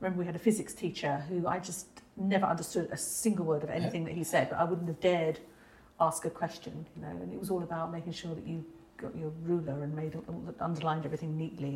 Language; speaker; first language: English; native; English